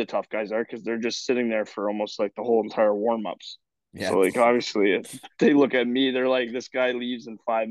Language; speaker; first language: English; native; English